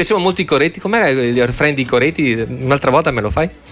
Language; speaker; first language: Italian; native; Italian